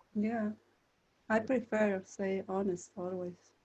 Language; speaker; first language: English; non-native, learner; Spanish